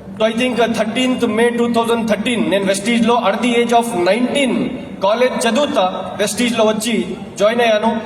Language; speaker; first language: Telugu; non-native, local second language; Urdu